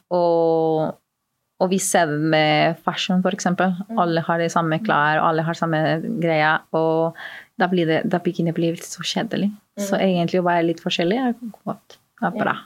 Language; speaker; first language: Norwegian; non-native, fluent; Spanish